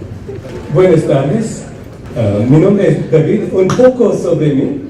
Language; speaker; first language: Spanish; non-native, fluent; English